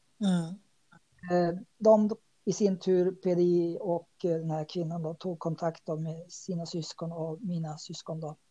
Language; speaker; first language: Swedish; native; Swedish